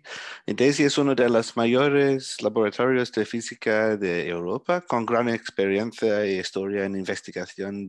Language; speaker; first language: Spanish; early bilingual, heritage; Spanish